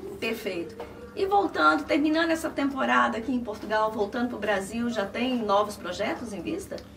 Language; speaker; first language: Portuguese; native; Portuguese